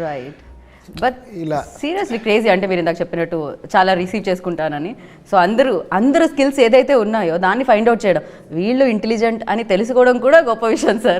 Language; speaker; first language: Telugu; native; Telugu